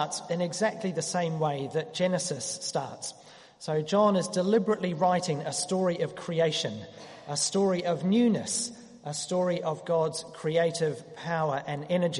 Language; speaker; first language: English; native; English